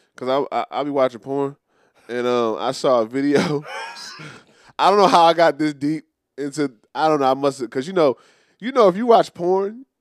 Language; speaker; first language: English; native; English